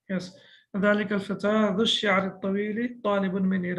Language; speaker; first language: Arabic; non-native, fluent; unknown